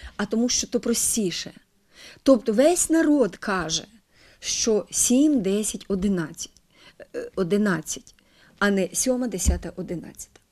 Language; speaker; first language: Ukrainian; native; Ukrainian